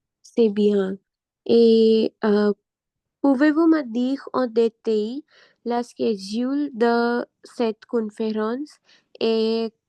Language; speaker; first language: French; non-native, learner; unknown